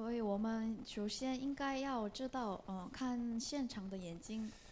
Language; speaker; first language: Chinese; non-native, learner; Korean